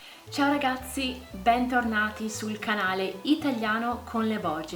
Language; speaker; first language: Italian; non-native, fluent; Portuguese